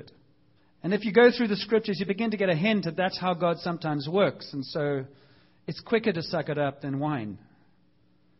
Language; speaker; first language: English; native; English